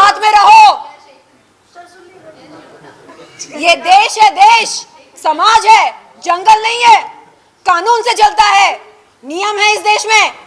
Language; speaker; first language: Hindi; native; Hindi